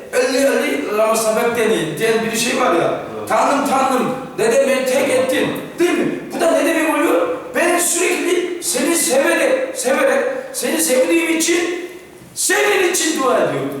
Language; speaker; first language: Turkish; non-native, fluent; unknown